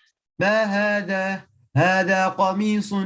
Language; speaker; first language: Arabic; non-native, learner; English